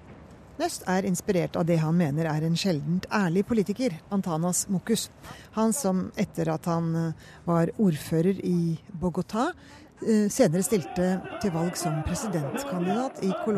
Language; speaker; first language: Norwegian; native; Norwegian